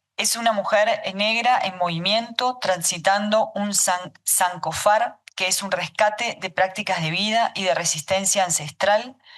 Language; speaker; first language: Spanish; native; Spanish